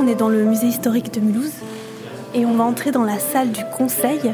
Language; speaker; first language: French; native; French